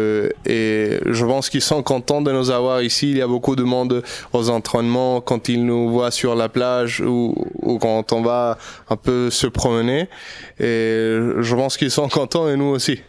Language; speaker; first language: French; non-native, fluent; Spanish